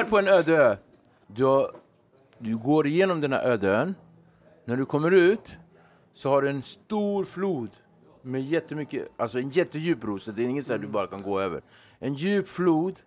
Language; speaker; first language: Swedish; native; Swedish